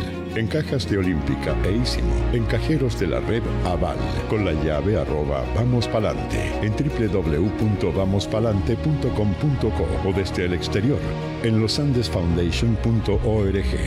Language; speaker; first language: Spanish; native; Spanish